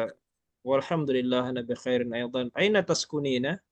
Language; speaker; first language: Arabic; non-native, fluent; Malay